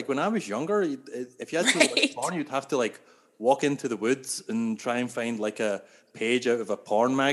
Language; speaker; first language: English; native; English